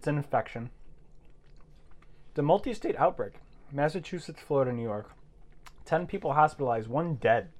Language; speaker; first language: English; native; English